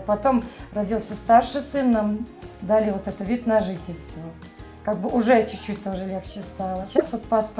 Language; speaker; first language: Russian; native; Russian